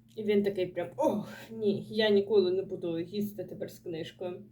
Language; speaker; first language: Ukrainian; non-native, local second language; Russian